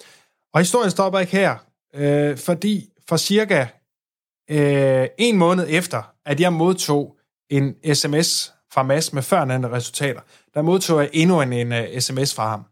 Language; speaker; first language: Danish; native; Danish